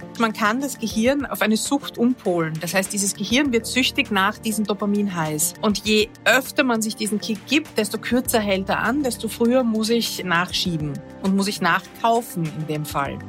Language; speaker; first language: German; native; German